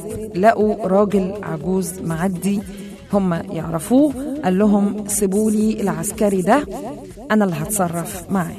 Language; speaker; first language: Arabic; native; Arabic